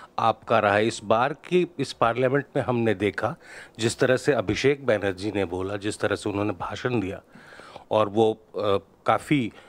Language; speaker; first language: Hindi; native; Hindi